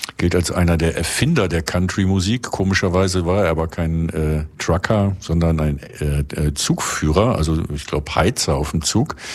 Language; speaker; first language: German; native; German